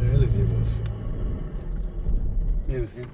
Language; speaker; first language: Persian; native; Persian